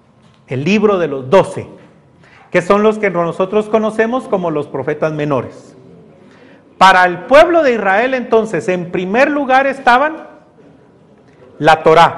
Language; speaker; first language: Spanish; native; Spanish